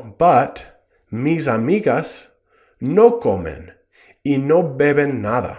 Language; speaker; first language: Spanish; non-native, fluent; English